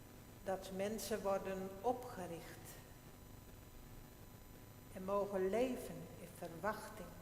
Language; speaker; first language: Dutch; non-native, local second language; Western Frisian